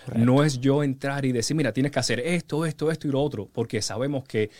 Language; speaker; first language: Spanish; early bilingual, heritage; Spanish